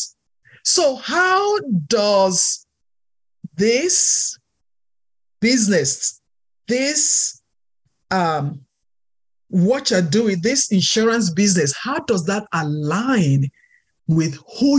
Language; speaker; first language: English; non-native, local second language; Yoruba